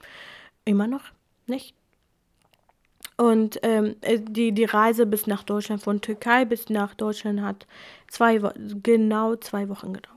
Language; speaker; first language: German; non-native, fluent; Kurdish